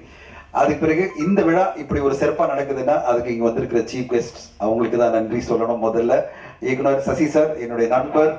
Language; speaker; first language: Tamil; native; Tamil